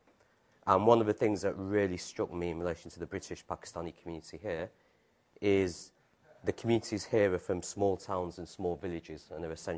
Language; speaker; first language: English; native; English